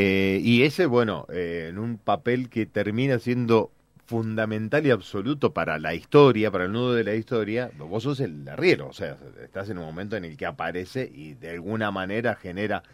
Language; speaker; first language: Spanish; native; Spanish